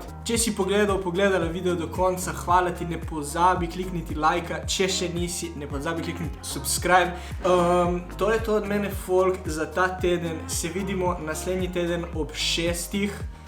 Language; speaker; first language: Slovenian; native; Slovenian